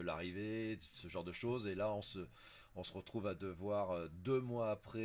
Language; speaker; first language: French; native; French